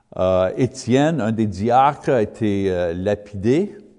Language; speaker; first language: French; non-native, learner; English